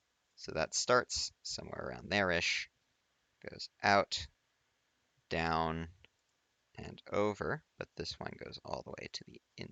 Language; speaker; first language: English; native; English